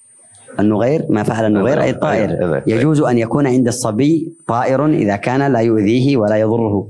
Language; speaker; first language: Arabic; native; Arabic